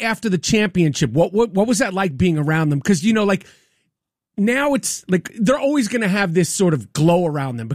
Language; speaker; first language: English; native; English